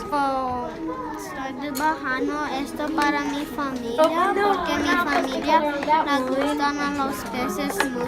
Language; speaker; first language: Spanish; non-native, learner; English